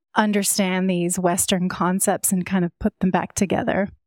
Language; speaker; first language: English; native; English